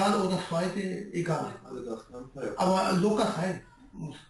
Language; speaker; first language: German; non-native, learner; Urdu